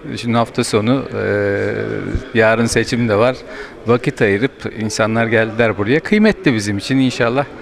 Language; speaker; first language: Turkish; native; Turkish